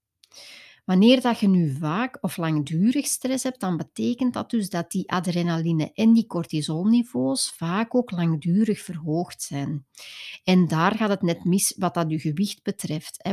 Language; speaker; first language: Dutch; native; Dutch